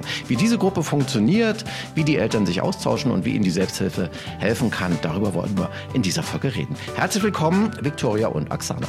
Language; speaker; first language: German; native; German